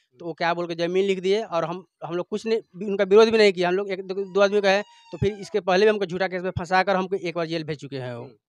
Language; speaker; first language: Hindi; native; Hindi